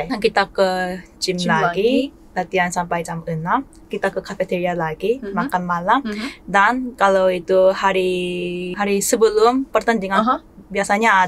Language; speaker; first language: Indonesian; non-native, fluent; Korean